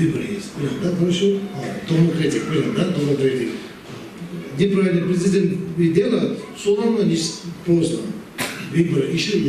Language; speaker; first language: Russian; non-native, learner; Tibetan